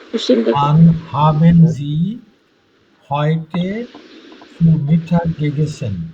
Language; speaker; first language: German; non-native, fluent; Bangla